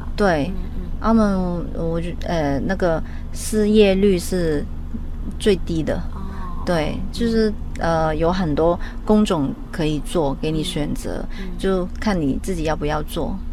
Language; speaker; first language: Chinese; non-native, local second language; Cantonese